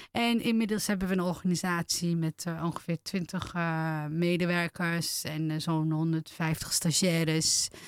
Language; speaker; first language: Dutch; early bilingual, other home language; Turkish